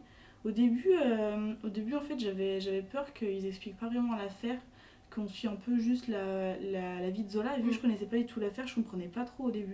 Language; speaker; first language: French; native; French